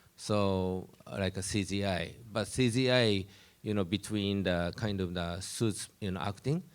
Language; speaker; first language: English; non-native, learner; Japanese